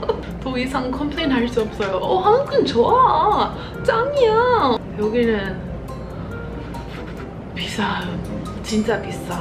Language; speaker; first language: Korean; non-native, fluent; English